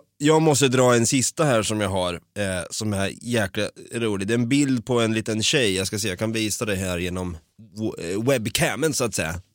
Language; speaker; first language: Swedish; native; Swedish